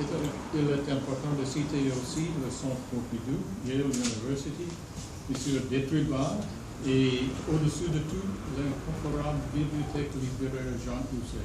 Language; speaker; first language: French; non-native, fluent; English